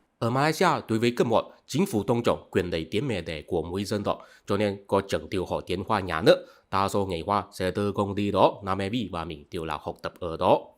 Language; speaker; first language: Vietnamese; non-native, fluent; Chinese